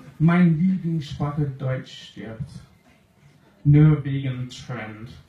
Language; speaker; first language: German; non-native, fluent; English